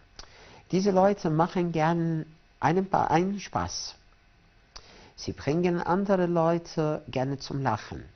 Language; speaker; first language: German; non-native, fluent; Arabic